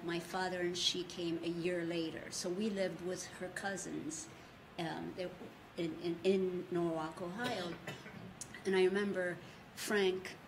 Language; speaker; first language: English; early bilingual, other home language; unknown